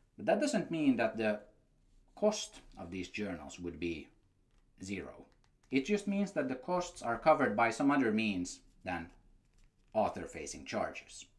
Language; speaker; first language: English; non-native, fluent; Finnish